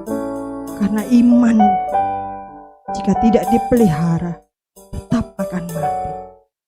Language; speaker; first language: Indonesian; native; Indonesian